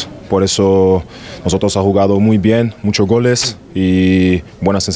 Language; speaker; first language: Spanish; non-native, learner; German